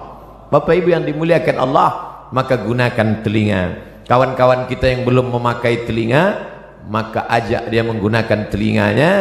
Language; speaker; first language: Indonesian; native; Indonesian